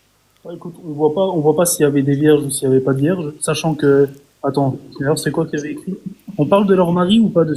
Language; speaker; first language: French; native; French